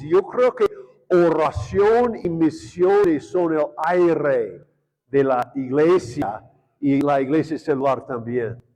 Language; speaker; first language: Spanish; non-native, fluent; English